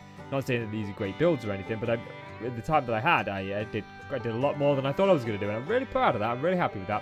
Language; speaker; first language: English; native; English